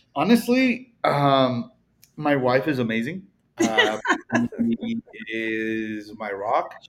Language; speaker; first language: English; early bilingual, other home language; Spanish